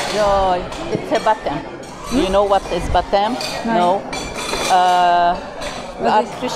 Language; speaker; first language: English; non-native, learner; Arabic